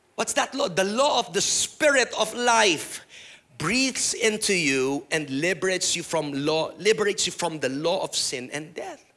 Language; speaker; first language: English; non-native, local second language; Filipino